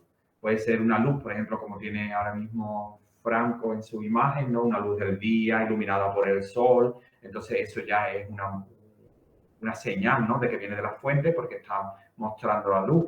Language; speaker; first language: Spanish; native; Spanish